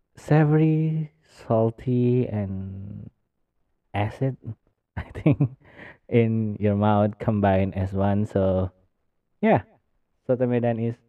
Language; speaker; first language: English; non-native, learner; Indonesian